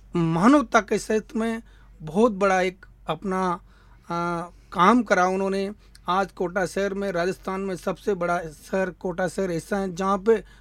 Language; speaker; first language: Hindi; native; Hindi